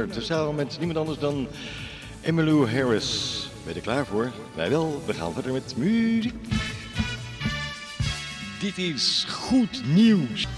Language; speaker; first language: Dutch; native; Dutch